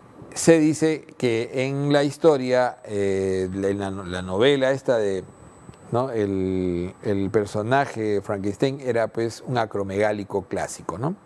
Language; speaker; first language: Spanish; native; Spanish